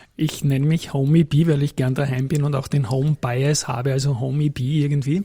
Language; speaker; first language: German; native; German